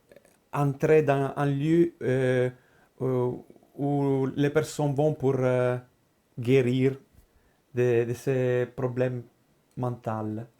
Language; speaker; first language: French; non-native, fluent; Italian